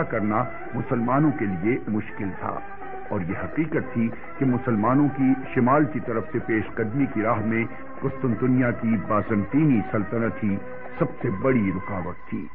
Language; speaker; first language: Urdu; native; Urdu